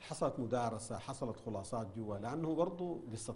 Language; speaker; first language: Arabic; native; Arabic